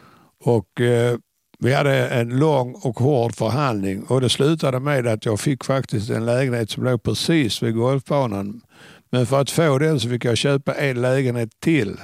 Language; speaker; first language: Swedish; native; Swedish